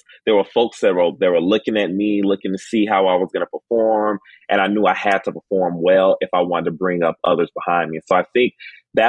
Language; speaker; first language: English; native; English